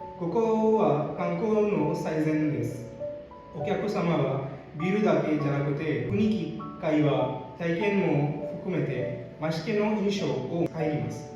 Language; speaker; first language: Japanese; non-native, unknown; Hindi